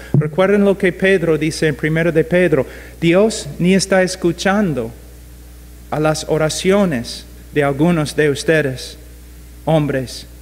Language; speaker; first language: Spanish; non-native, fluent; English